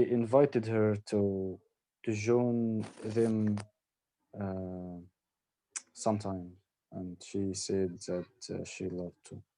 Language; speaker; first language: English; non-native, learner; Arabic